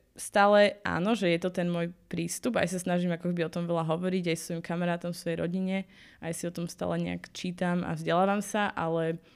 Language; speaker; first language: Slovak; native; Slovak